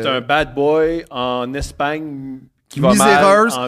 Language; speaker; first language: French; native; French